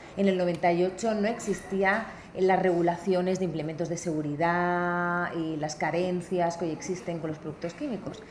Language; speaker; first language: Spanish; native; Spanish